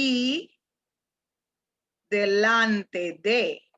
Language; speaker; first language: Spanish; non-native, fluent; English